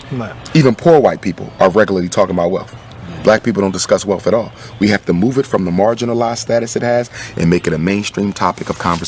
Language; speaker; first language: English; native; English